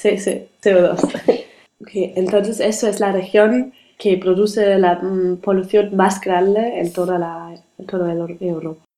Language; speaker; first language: Spanish; non-native, learner; German